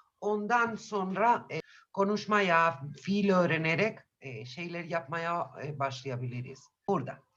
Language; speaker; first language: Turkish; non-native, fluent; Spanish